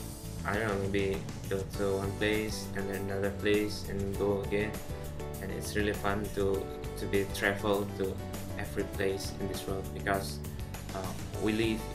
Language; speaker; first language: English; non-native, local second language; Indonesian